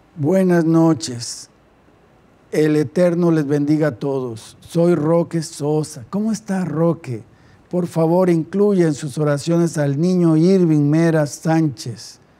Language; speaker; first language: Spanish; native; Spanish